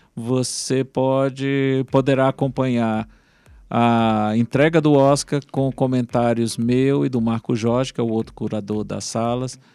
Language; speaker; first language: Portuguese; native; Portuguese